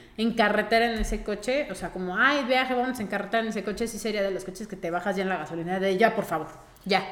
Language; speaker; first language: Spanish; native; Spanish